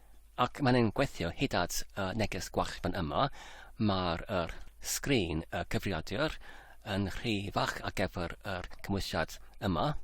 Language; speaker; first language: Welsh; non-native, learner; English